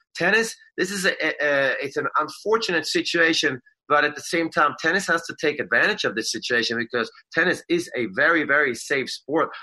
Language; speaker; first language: English; non-native, fluent; Swedish